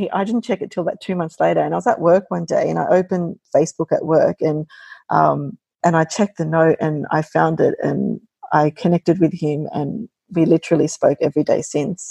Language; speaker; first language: English; native; English